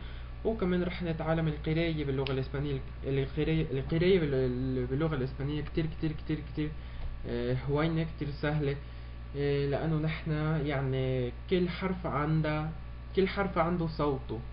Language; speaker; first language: Arabic; early bilingual, heritage; Arabic